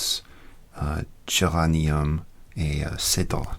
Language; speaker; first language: French; non-native, learner; English